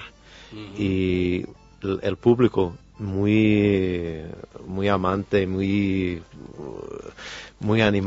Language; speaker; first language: Spanish; non-native, fluent; English